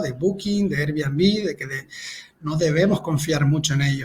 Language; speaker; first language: Spanish; native; Spanish